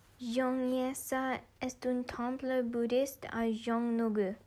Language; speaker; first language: French; non-native, learner; English